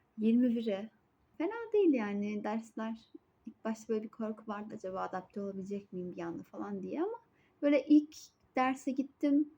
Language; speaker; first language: Turkish; native; Turkish